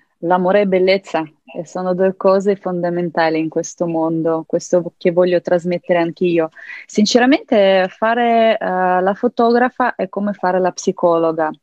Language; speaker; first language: Italian; non-native, fluent; Ukrainian